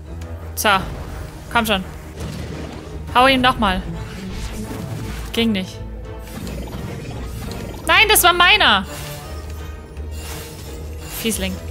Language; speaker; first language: German; native; German